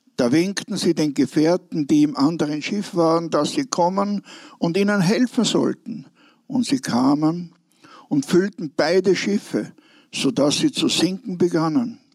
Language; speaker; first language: German; native; German